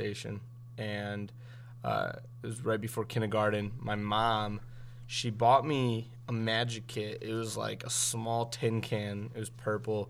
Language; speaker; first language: English; native; English